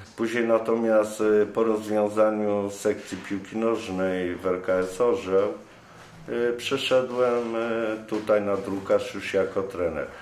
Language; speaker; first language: Polish; native; Polish